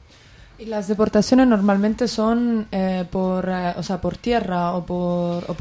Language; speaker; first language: Spanish; native; Spanish